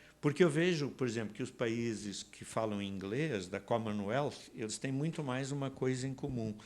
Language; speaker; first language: Portuguese; native; Portuguese